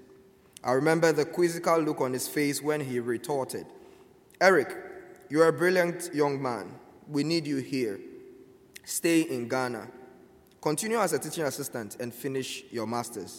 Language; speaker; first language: English; non-native, local second language; Akan